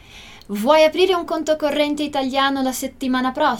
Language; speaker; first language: Italian; non-native, fluent; Portuguese